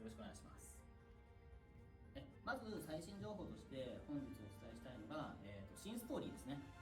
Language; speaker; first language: Japanese; native; Japanese